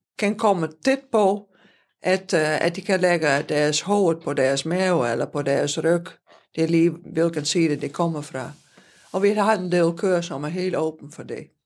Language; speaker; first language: Danish; non-native, fluent; Dutch